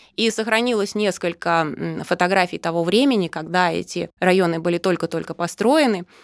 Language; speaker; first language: Russian; native; Russian